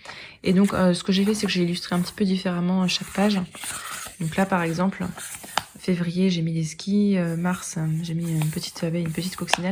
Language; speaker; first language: French; native; French